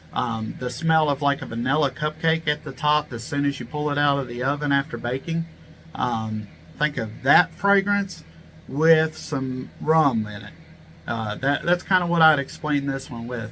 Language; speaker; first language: English; native; English